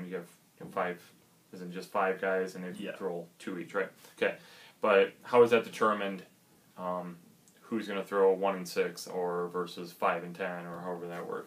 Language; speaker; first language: English; native; English